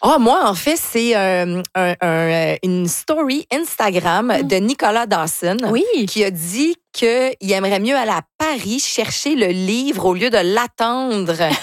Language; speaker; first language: French; native; French